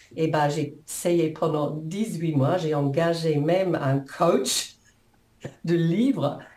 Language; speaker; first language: French; non-native, fluent; English